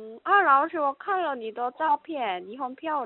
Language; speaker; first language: Chinese; non-native, learner; Korean